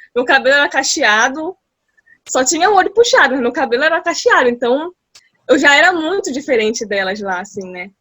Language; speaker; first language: Portuguese; early bilingual, heritage; Portuguese